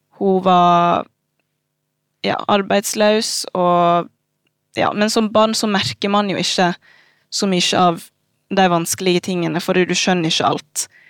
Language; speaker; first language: Norwegian; early bilingual, other home language; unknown